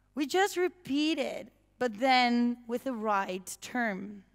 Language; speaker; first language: English; non-native, fluent; Dutch